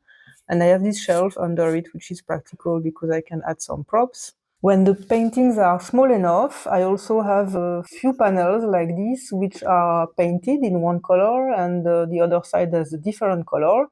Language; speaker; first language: English; non-native, fluent; French